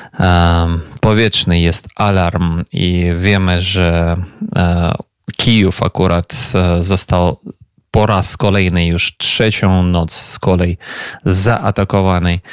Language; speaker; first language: Polish; non-native, fluent; Ukrainian